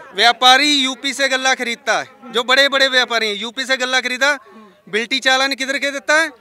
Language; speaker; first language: Hindi; native; Hindi